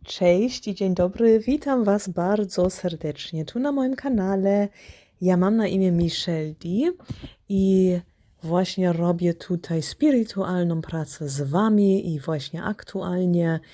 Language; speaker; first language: Polish; early bilingual, heritage; Polish